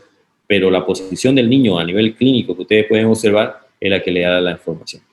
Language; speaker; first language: Spanish; native; Spanish